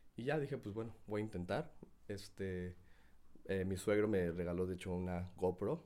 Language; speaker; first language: Spanish; native; Spanish